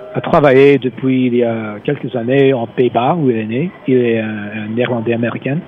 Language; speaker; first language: French; non-native, fluent; English